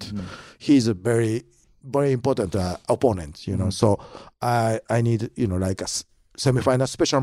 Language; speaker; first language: English; non-native, learner; Japanese